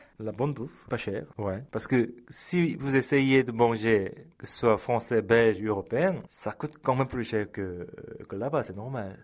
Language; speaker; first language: French; early bilingual, other home language; Korean